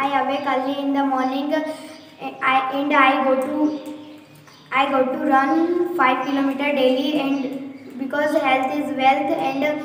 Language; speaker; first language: English; non-native, learner; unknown